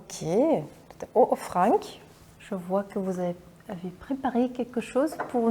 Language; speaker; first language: French; non-native, local second language; Dutch